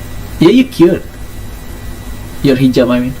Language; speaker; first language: English; non-native, local second language; Indonesian